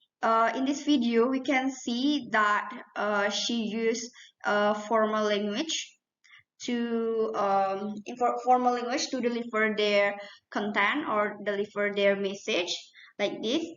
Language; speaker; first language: English; non-native, learner; Indonesian